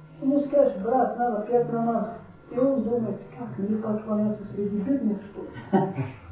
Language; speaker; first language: Russian; non-native, fluent; Arabic